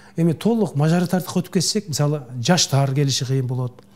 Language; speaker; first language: Kyrgyz; native; Kyrgyz